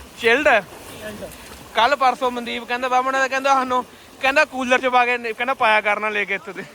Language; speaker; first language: Punjabi; native; Punjabi